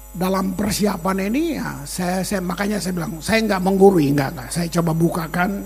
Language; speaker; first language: Indonesian; native; Indonesian